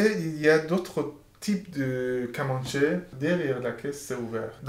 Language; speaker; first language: French; non-native, learner; Persian